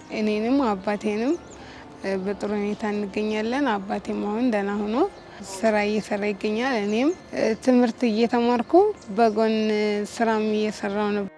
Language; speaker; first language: Amharic; non-native, fluent; Arabic